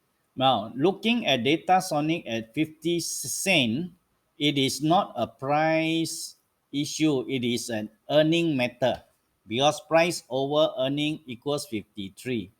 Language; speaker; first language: English; non-native, local second language; Malay